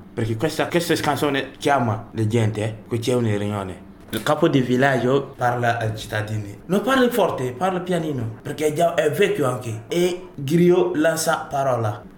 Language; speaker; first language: Italian; non-native, learner; Bambara